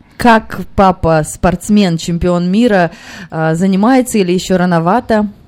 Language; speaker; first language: Russian; native; Russian